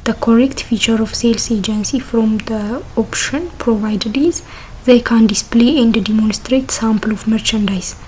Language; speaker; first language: English; non-native, local second language; Amharic